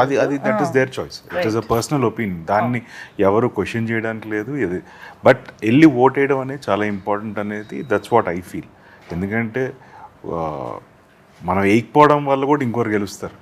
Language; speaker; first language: Telugu; native; Telugu